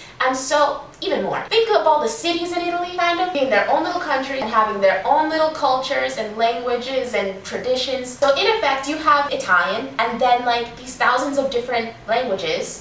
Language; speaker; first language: English; native; English